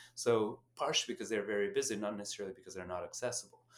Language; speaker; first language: English; non-native, fluent; Albanian